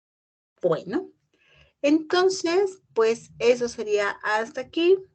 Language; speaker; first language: Spanish; native; Spanish